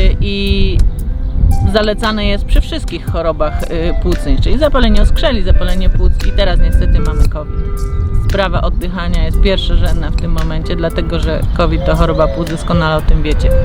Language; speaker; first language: Polish; native; Polish